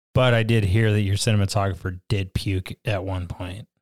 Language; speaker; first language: English; native; English